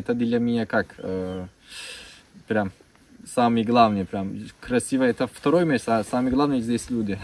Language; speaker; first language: Russian; non-native, learner; Turkish